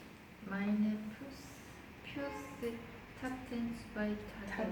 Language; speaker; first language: German; non-native, learner; Korean